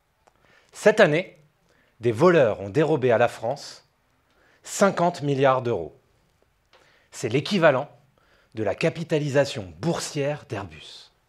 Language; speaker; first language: French; native; French